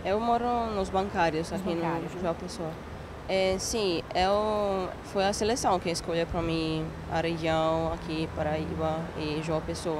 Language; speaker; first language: Portuguese; non-native, learner; Italian